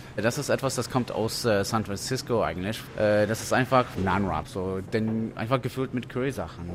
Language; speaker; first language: German; non-native, fluent; English